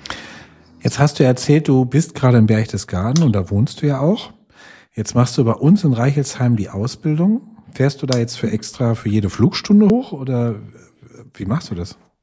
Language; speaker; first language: German; native; German